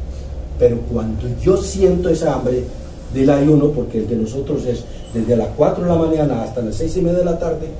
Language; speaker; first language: Spanish; non-native, fluent; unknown